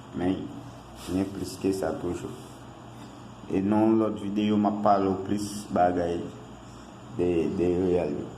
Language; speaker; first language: French; non-native, learner; Haitian Creole